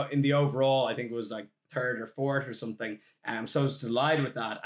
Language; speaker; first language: English; native; English